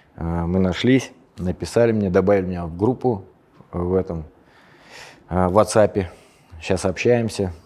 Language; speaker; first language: Russian; native; Russian